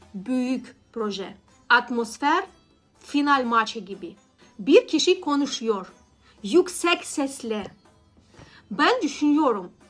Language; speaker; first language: Turkish; non-native, learner; Russian